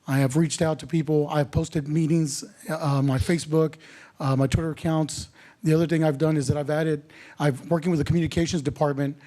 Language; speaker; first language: English; native; English